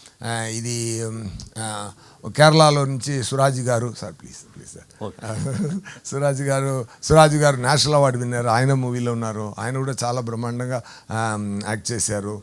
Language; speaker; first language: Telugu; non-native, fluent; Tamil